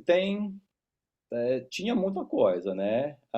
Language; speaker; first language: Portuguese; non-native, fluent; English